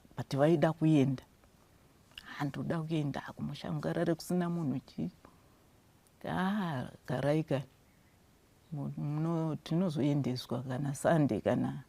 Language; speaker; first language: Shona; non-native, local second language; North Ndebele